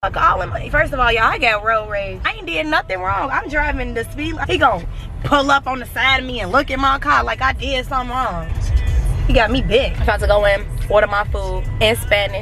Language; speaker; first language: English; native; English